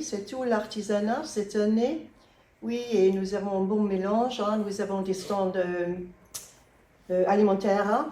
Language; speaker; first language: French; non-native, learner; English